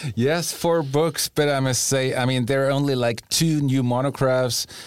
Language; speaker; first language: English; non-native, fluent; German